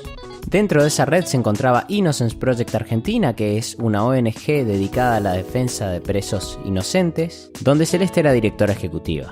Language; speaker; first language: Spanish; native; Spanish